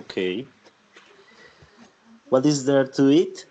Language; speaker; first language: English; non-native, learner; Spanish